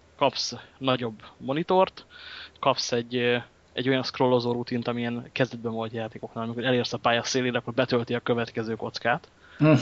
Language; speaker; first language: Hungarian; native; Hungarian